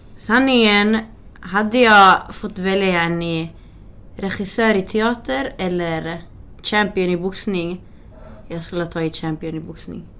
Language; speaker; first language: Swedish; early bilingual, other home language; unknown